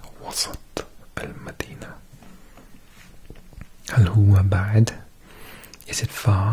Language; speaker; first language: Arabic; non-native, learner; English